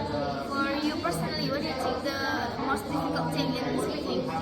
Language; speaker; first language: English; non-native, learner; Indonesian